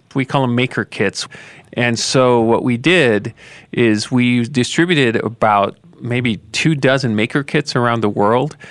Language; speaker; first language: English; native; English